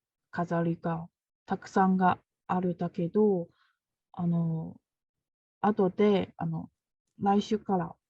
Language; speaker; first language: Japanese; non-native, learner; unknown